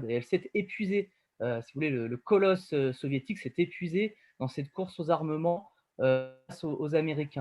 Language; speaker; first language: French; native; French